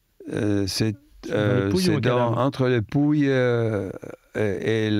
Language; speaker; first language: French; non-native, fluent; Italian